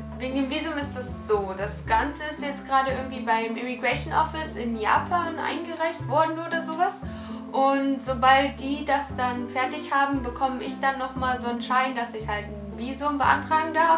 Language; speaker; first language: German; native; German